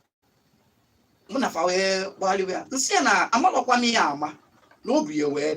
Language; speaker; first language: Igbo; native; Igbo